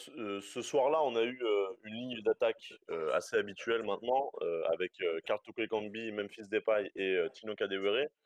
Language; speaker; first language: French; native; French